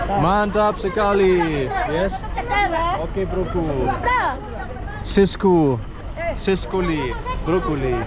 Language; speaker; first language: Indonesian; non-native, learner; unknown